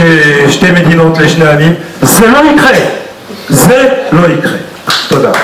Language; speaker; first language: Hebrew; non-native, fluent; French